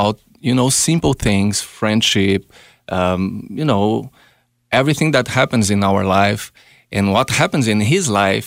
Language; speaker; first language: English; non-native, fluent; Portuguese